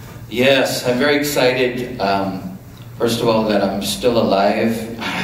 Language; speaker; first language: English; native; English